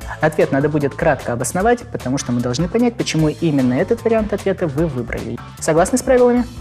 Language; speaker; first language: Russian; non-native, local second language; Chuvash